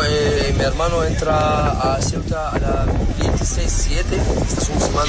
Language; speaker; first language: Spanish; non-native, learner; Arabic